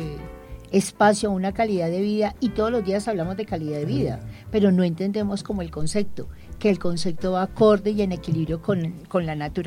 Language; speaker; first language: Spanish; native; Spanish